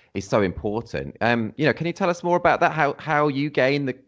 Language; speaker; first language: English; native; English